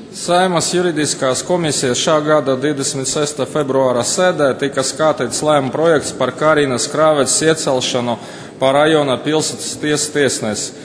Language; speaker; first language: Latvian; non-native, local second language; Russian